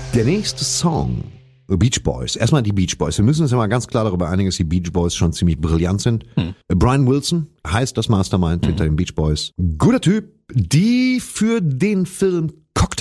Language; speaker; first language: German; native; German